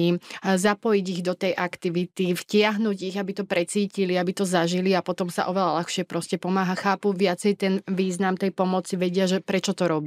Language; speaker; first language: Slovak; native; Slovak